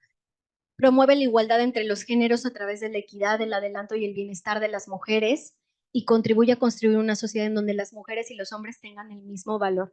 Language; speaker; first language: Spanish; native; Spanish